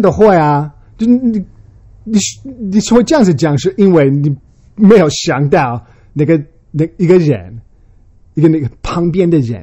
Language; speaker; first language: Chinese; early bilingual, heritage; Chinese